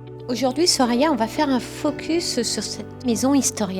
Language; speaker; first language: French; native; French